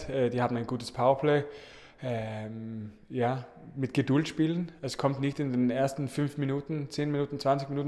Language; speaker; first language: German; non-native, learner; Danish